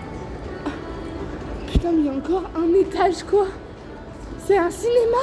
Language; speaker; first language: French; native; French